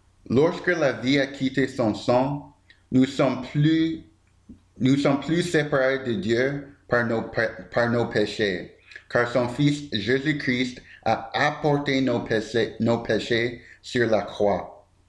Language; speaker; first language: French; non-native, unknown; English